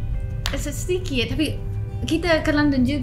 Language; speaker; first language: Indonesian; non-native, learner; English